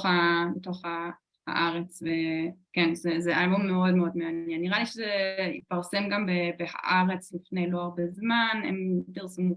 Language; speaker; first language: Hebrew; non-native, fluent; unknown